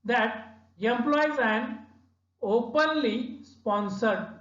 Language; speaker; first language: English; non-native, local second language; Marathi